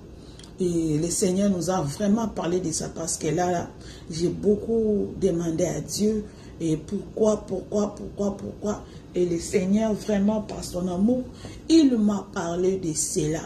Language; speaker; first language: French; non-native, local second language; Lingala